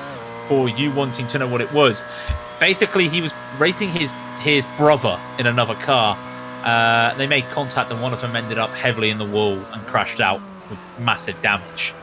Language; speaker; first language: English; native; English